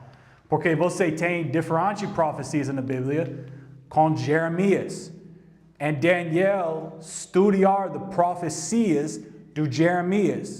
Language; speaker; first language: Portuguese; non-native, learner; English